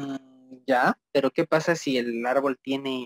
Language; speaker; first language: Spanish; native; Spanish